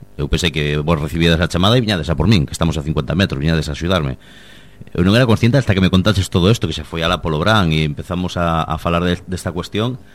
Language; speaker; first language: Galician; native; Galician